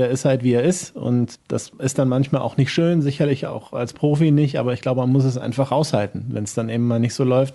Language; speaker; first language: German; native; German